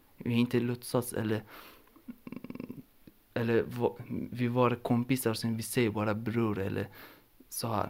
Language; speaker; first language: Swedish; non-native, learner; Persian